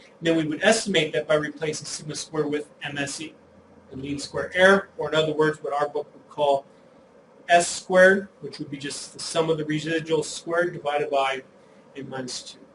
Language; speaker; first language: English; native; English